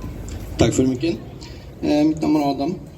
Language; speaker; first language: Swedish; non-native, fluent; Uyghur